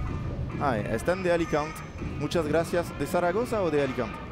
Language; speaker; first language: Spanish; non-native, learner; French